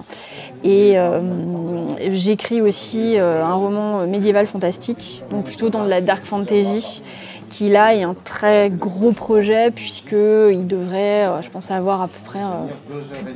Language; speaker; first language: French; native; French